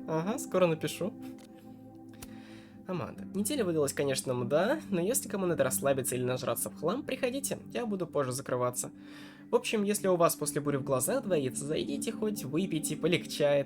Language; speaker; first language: Russian; native; Russian